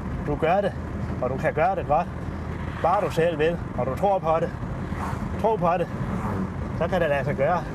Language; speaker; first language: Danish; native; Danish